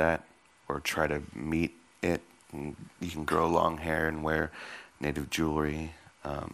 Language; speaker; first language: English; native; English